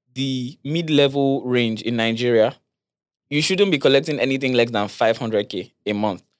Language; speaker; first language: English; non-native, local second language; Yoruba